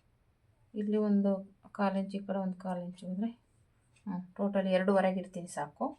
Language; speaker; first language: Kannada; native; Kannada